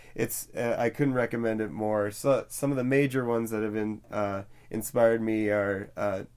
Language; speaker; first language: English; native; English